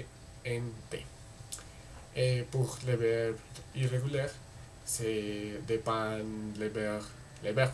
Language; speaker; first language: French; non-native, learner; Spanish